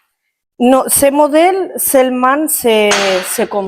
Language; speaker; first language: French; non-native, learner; Spanish